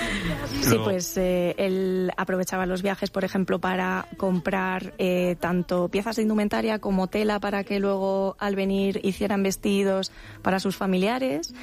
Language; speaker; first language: Spanish; native; Spanish